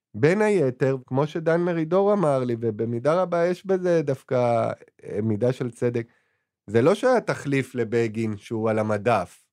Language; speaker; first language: Hebrew; native; Hebrew